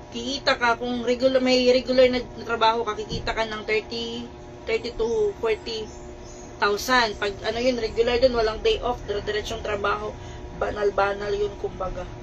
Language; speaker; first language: Filipino; non-native, local second language; Cebuano